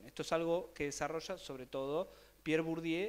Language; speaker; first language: Spanish; native; Spanish